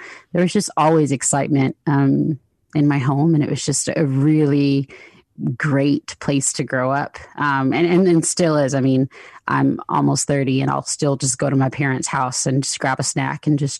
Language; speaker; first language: English; native; English